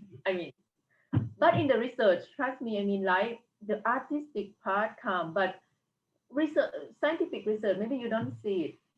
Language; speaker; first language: English; non-native, fluent; Thai